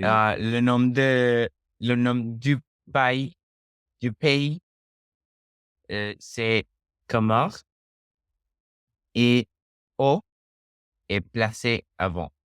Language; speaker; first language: French; non-native, learner; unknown